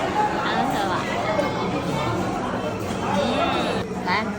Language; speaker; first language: Chinese; non-native, learner; Indonesian